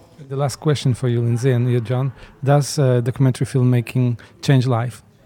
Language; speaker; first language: English; non-native, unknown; Polish